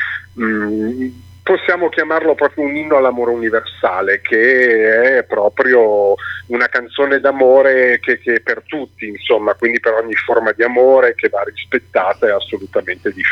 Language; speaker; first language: Italian; native; Italian